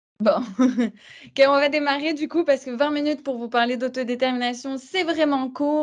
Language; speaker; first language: French; native; French